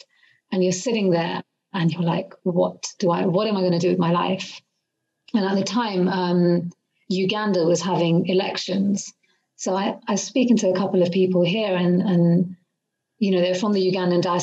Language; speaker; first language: English; native; English